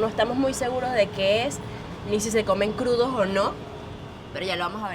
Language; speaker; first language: Spanish; native; Spanish